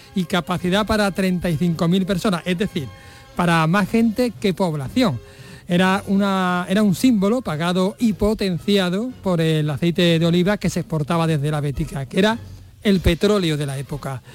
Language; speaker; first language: Spanish; native; Spanish